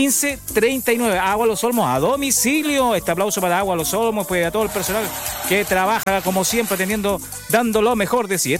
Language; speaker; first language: Spanish; native; Spanish